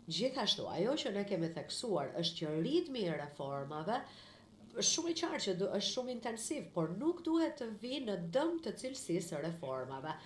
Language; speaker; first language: Albanian; non-native, fluent; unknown